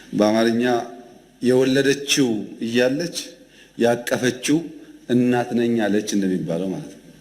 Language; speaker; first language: Amharic; non-native, local second language; Oromo